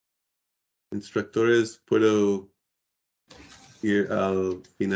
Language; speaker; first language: Spanish; non-native, learner; English